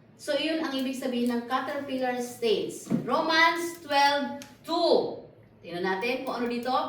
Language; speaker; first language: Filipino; non-native, local second language; Cebuano